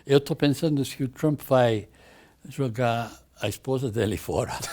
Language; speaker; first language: Portuguese; non-native, fluent; English